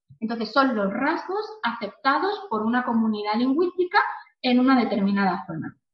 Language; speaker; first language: Spanish; native; Spanish